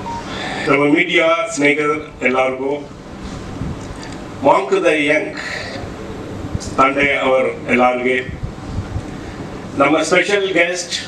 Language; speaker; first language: Kannada; non-native, learner; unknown